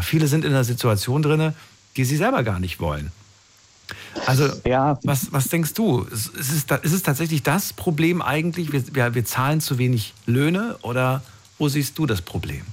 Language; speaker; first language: German; native; German